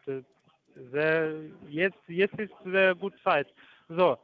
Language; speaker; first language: German; non-native, learner; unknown